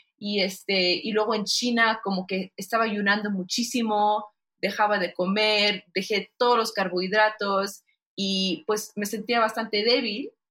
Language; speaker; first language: Spanish; early bilingual, heritage; Spanish